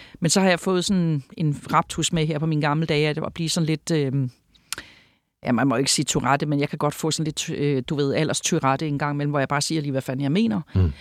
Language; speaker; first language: Danish; native; Danish